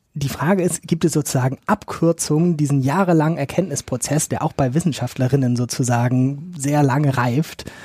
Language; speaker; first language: German; non-native, fluent; Danish